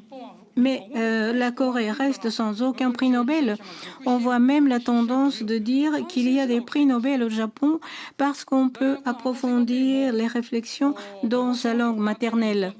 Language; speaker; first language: French; non-native, fluent; Japanese